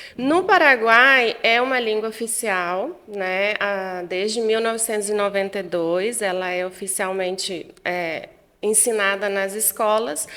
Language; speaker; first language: Portuguese; non-native, fluent; Guarani